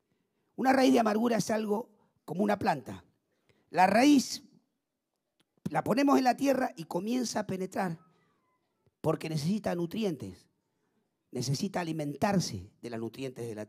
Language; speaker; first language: Spanish; native; Spanish